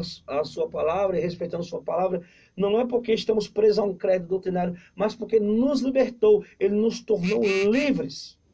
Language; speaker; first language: Portuguese; native; Portuguese